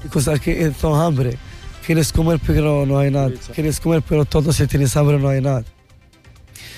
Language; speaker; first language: Spanish; non-native, learner; Arabic